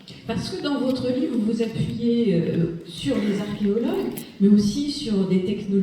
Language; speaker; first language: French; native; French